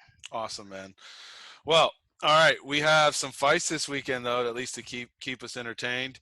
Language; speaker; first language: English; native; English